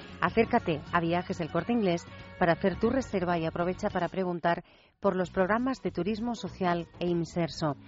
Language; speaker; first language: Spanish; native; Spanish